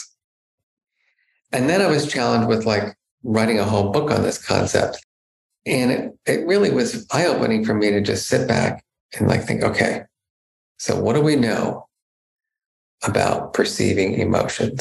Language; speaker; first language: English; native; English